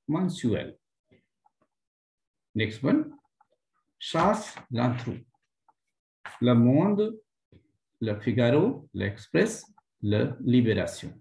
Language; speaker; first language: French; non-native, fluent; Hindi